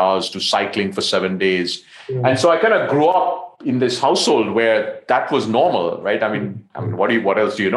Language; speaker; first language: English; non-native, local second language; Tamil